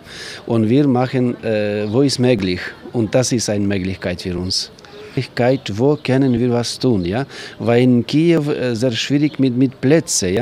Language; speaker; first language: German; non-native, learner; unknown